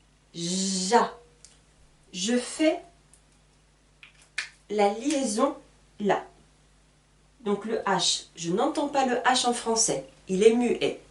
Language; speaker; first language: French; native; French